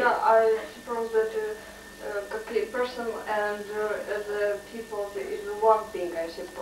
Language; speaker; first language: English; non-native, learner; Russian